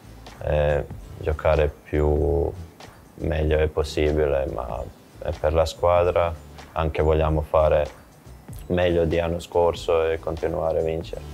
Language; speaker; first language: Italian; non-native, fluent; Croatian